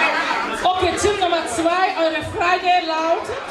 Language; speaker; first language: German; non-native, fluent; Igbo